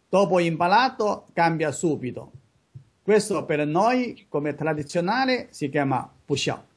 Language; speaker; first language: Italian; non-native, fluent; Chinese